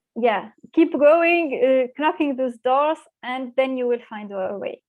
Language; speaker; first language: English; non-native, fluent; Arabic